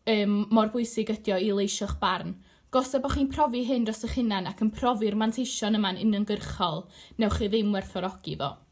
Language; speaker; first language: Welsh; native; Welsh